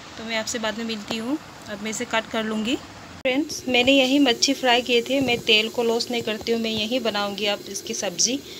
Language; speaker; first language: Hindi; non-native, local second language; Nepali